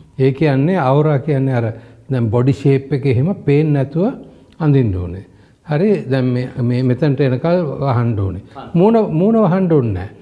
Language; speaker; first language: Sinhala; non-native, local second language; Tamil